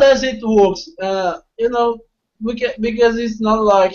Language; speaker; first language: English; non-native, fluent; Portuguese